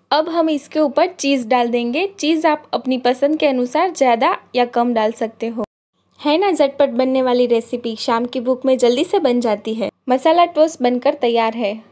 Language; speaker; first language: Hindi; non-native, local second language; Gujarati